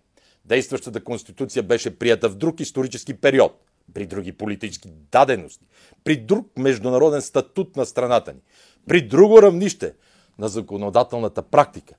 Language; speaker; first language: Bulgarian; native; Bulgarian